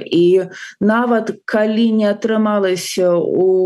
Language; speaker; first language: Belarusian; non-native, local second language; Russian